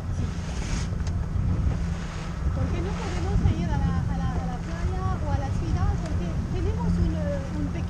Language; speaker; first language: Spanish; non-native, learner; French